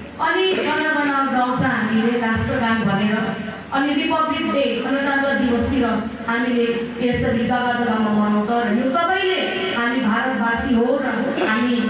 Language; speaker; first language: Nepali; native; Nepali